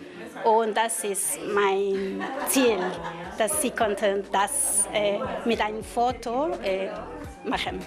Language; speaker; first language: German; non-native, learner; Spanish